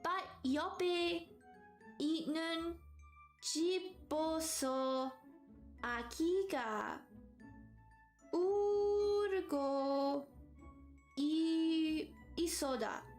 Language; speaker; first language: Korean; non-native, learner; English